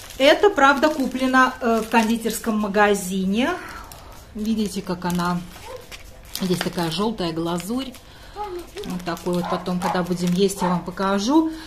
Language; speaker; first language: Russian; non-native, local second language; Latvian